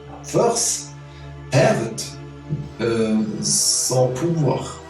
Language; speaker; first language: French; non-native, fluent; German